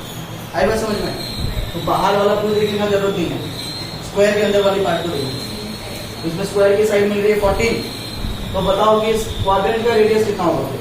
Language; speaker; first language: Hindi; native; Hindi